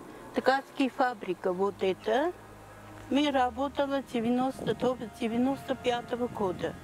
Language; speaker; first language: Russian; non-native, learner; Armenian